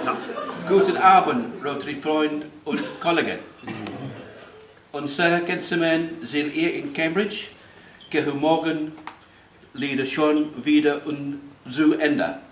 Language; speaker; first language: German; non-native, learner; English